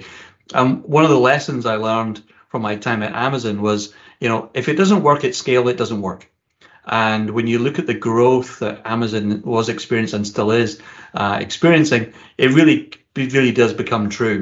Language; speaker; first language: English; native; English